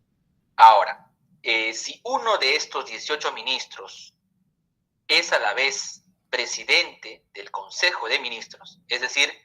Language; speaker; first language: Spanish; native; Spanish